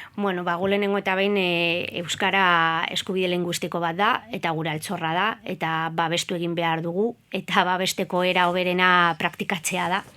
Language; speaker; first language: Basque; non-native, local second language; Spanish